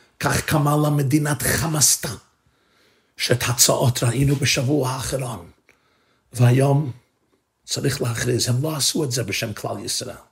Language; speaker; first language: Hebrew; non-native, fluent; English